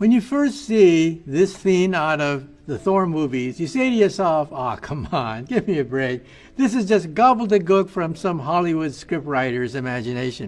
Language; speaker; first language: English; native; English